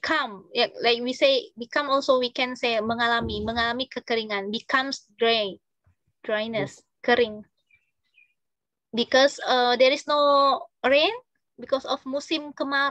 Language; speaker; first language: English; non-native, fluent; Indonesian